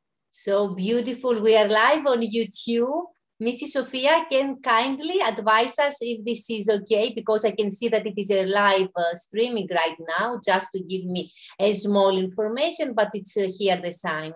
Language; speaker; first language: English; non-native, fluent; Greek